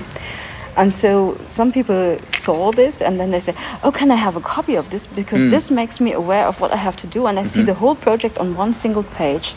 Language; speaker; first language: English; non-native, fluent; German